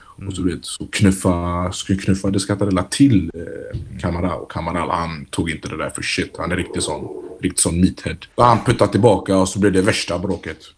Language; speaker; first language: Swedish; early bilingual, other home language; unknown